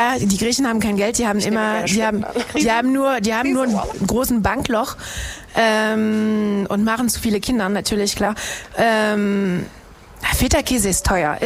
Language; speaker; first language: German; non-native, fluent; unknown